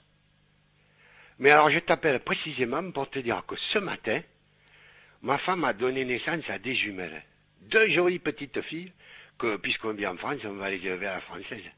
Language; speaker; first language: French; native; French